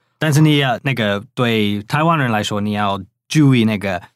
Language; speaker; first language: Chinese; non-native, fluent; English